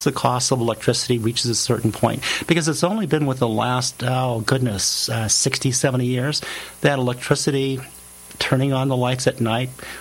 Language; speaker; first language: English; native; English